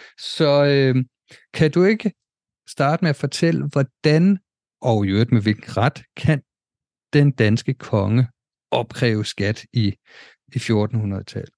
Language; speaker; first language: Danish; native; Danish